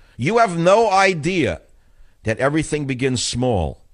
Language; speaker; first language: English; native; English